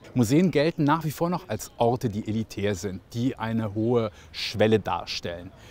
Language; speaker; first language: German; native; German